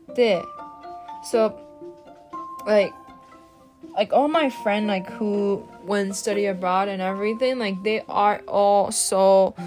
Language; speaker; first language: English; non-native, fluent; Japanese